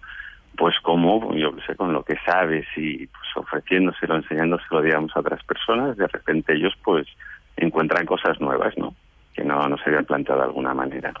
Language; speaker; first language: Spanish; native; Spanish